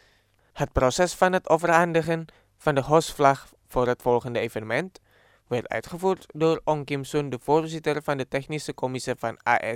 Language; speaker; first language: Dutch; non-native, fluent; Indonesian